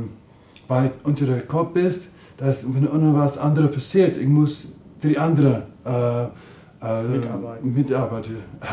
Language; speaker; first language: German; non-native, learner; English